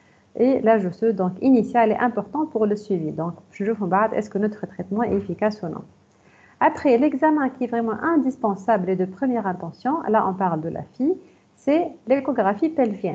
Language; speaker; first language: French; non-native, local second language; Arabic